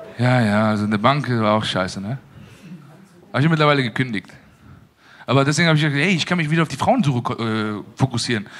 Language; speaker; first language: German; early bilingual, other home language; Persian